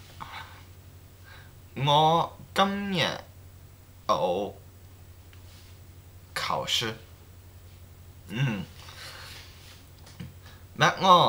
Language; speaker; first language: Cantonese; non-native, learner; English